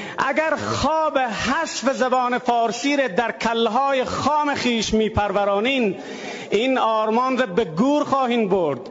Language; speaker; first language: Persian; native; Persian